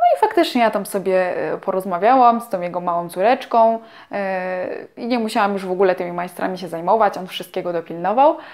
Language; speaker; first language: Polish; native; Polish